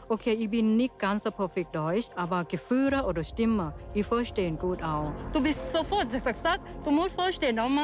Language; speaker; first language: German; non-native, learner; Thai